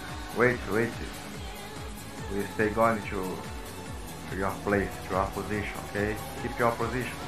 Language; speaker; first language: English; non-native, learner; Portuguese